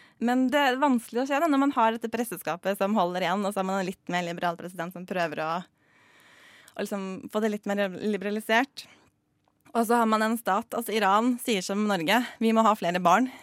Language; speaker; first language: Norwegian; native; Norwegian